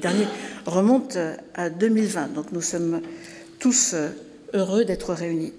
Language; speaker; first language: French; native; French